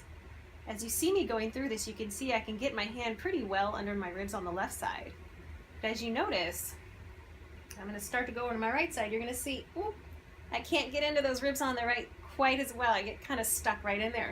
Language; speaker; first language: English; native; English